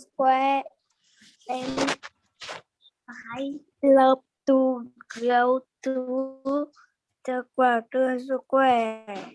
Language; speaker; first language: English; non-native, learner; Vietnamese